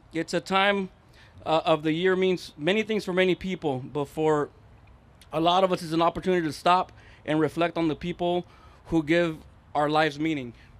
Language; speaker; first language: English; early bilingual, other home language; Spanish